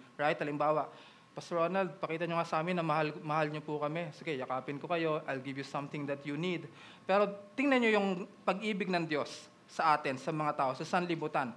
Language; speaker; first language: Filipino; native; Filipino